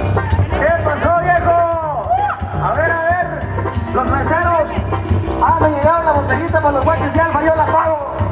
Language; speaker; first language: Spanish; native; Spanish